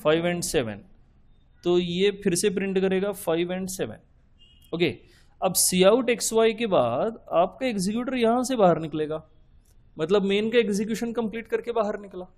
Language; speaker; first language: Hindi; non-native, local second language; Marathi